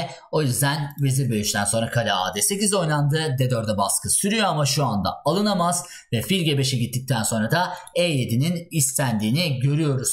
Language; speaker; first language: Turkish; native; Turkish